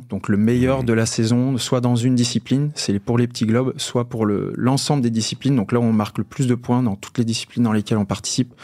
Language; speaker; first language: French; native; French